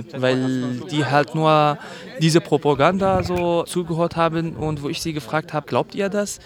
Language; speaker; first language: German; non-native, fluent; Kurdish